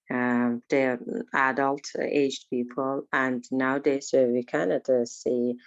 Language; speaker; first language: English; non-native, learner; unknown